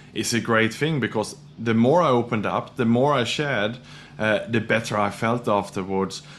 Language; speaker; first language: English; non-native, fluent; Swedish